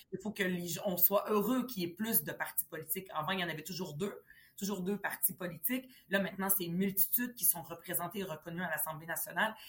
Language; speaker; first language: French; early bilingual, other home language; Arabic